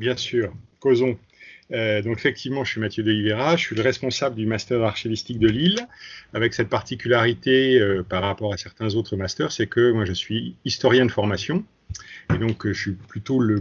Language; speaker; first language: French; native; French